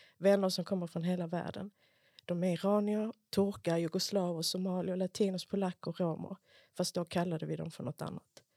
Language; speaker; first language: Swedish; early bilingual, other home language; Spanish